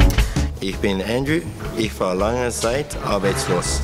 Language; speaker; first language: German; non-native, learner; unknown